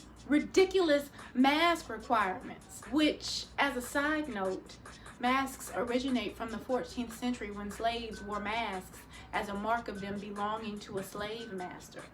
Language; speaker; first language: English; native; English